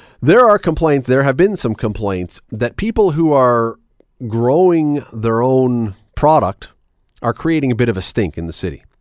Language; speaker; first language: English; native; English